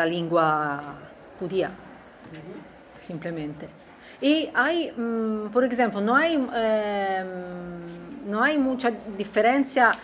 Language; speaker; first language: Spanish; non-native, learner; Italian